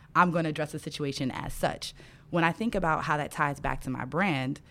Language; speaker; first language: English; native; English